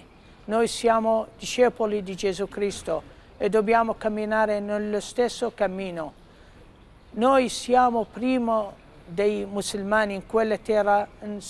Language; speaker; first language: Italian; non-native, fluent; Arabic